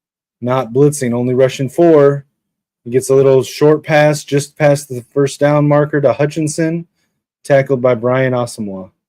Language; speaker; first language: English; native; English